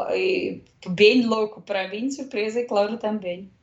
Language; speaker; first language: Portuguese; non-native, fluent; Russian